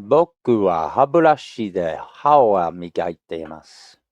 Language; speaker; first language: Japanese; non-native, learner; English